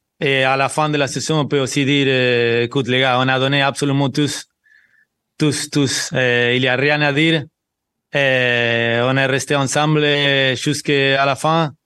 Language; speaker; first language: French; non-native, learner; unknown